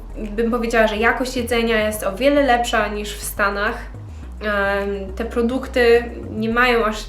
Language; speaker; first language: Polish; early bilingual, heritage; Polish